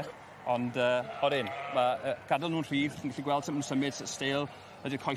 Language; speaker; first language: Welsh; native; Welsh